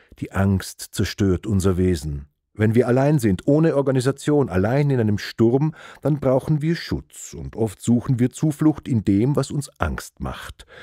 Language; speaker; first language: German; native; German